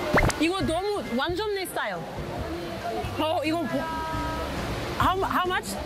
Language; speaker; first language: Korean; non-native, learner; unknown